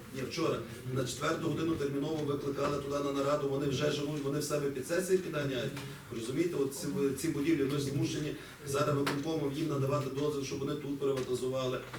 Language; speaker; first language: Ukrainian; native; Ukrainian